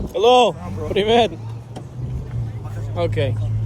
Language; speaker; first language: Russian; non-native, learner; English